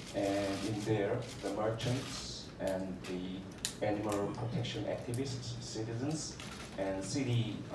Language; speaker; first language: English; non-native, fluent; Korean